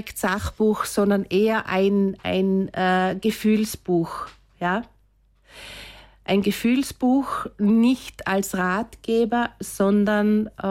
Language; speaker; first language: German; native; German